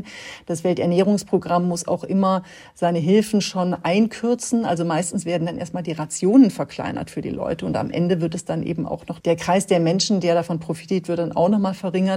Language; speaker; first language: German; native; German